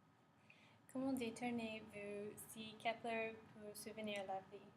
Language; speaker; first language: French; non-native, learner; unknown